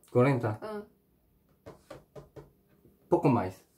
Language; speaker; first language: Portuguese; non-native, learner; Korean